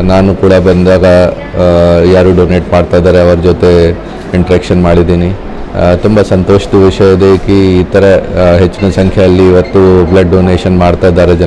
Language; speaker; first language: Kannada; non-native, fluent; Hindi